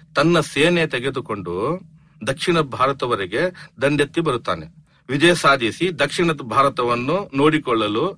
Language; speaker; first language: Kannada; non-native, local second language; Urdu